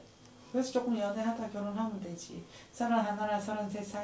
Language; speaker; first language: Korean; native; Korean